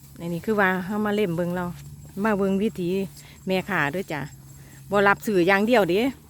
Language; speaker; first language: Thai; native; Thai